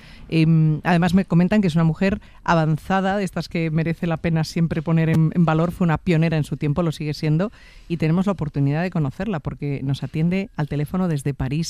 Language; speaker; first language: Spanish; native; Spanish